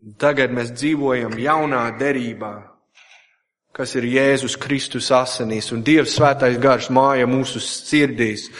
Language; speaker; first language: Latvian; non-native, fluent; English